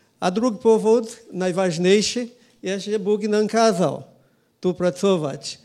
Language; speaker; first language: Polish; non-native, learner; Portuguese